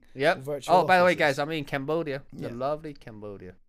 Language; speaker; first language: English; non-native, fluent; Chinese